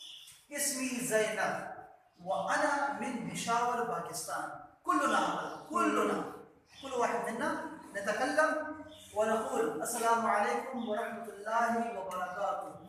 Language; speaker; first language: Arabic; non-native, fluent; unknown